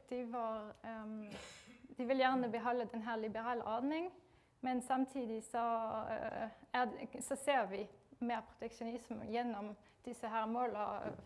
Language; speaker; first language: Norwegian; non-native, fluent; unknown